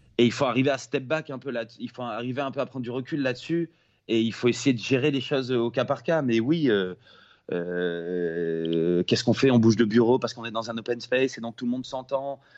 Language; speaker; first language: French; native; French